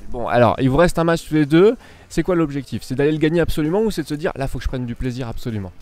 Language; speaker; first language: French; native; French